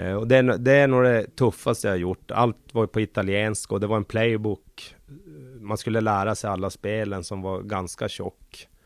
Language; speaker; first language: Swedish; native; Swedish